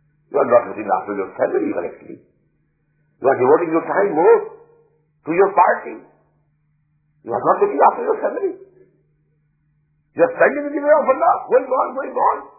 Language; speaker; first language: English; non-native, local second language; Urdu